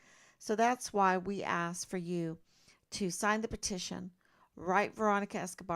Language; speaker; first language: English; native; English